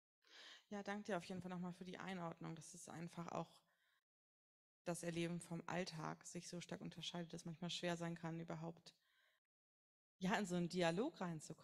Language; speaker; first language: German; native; German